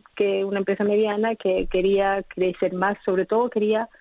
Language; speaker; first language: Spanish; native; Spanish